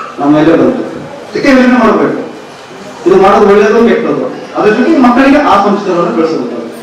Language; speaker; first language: Kannada; native; Kannada